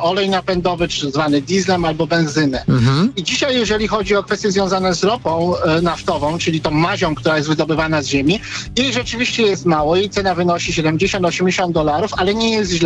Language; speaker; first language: Polish; native; Polish